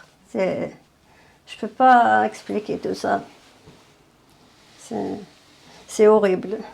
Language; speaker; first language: French; non-native, fluent; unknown